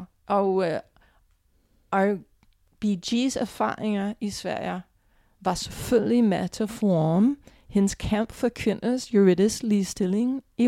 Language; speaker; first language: Danish; non-native, fluent; English